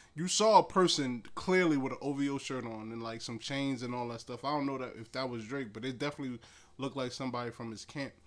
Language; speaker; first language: English; native; English